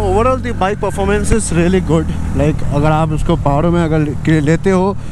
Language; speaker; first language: Hindi; non-native, local second language; Bangla